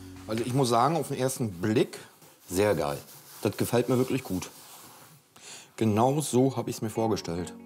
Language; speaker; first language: German; native; German